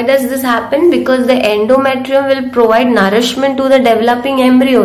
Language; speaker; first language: English; non-native, local second language; Hindi